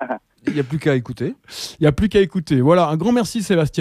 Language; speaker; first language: French; native; French